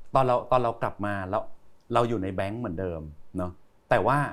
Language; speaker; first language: Thai; native; Thai